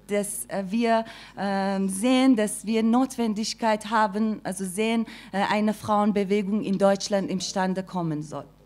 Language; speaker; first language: German; non-native, fluent; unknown